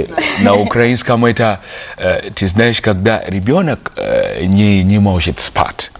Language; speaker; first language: Russian; non-native, learner; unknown